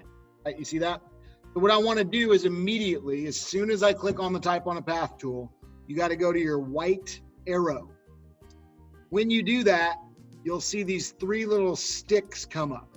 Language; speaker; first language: English; native; English